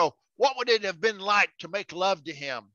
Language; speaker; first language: English; native; English